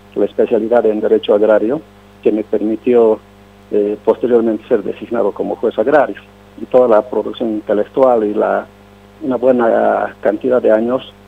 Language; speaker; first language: Spanish; non-native, local second language; Quechua